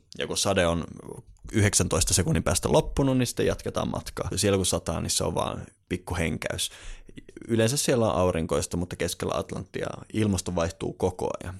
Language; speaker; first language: Finnish; native; Finnish